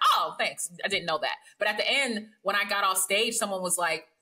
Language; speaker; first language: English; native; English